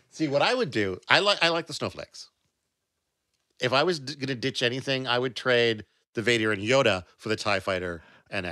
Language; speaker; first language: English; native; English